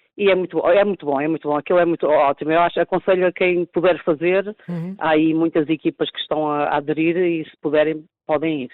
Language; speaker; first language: Portuguese; native; Portuguese